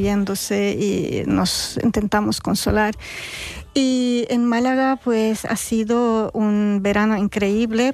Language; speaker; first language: Spanish; non-native, fluent; Arabic